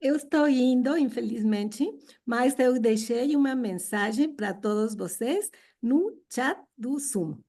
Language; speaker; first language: Portuguese; non-native, fluent; Spanish